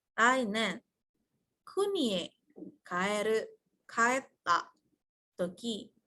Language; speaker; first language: Japanese; non-native, fluent; Indonesian